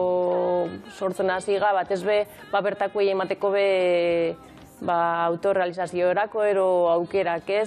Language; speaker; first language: Basque; native; Basque